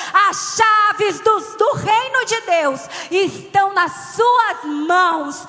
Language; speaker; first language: Portuguese; native; Portuguese